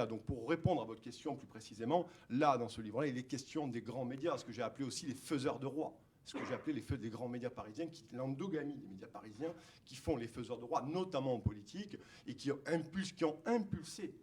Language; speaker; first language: French; native; French